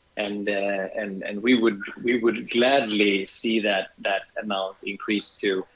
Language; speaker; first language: English; non-native, fluent; Swedish